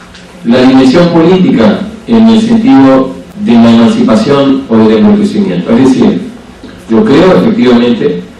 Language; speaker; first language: Spanish; native; Spanish